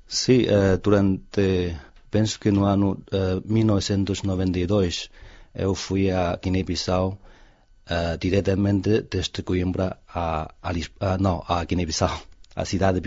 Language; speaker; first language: Portuguese; non-native, fluent; Chinese